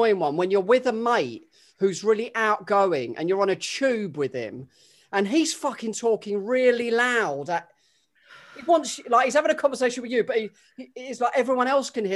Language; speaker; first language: English; native; English